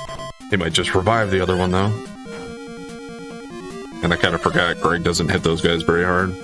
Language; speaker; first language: English; native; English